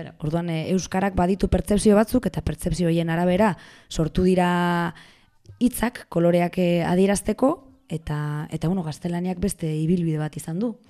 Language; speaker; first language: Basque; non-native, local second language; Spanish